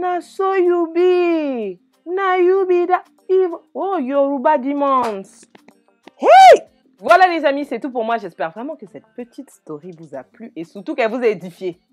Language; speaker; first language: French; native; French